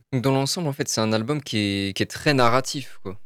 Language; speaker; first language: French; native; French